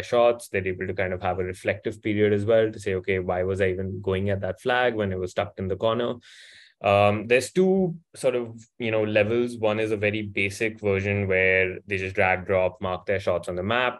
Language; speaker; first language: English; non-native, local second language; Hindi